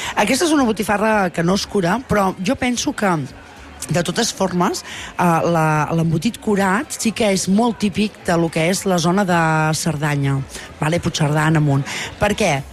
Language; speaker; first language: Catalan; native; Catalan